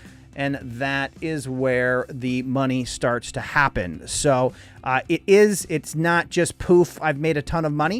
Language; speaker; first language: English; native; English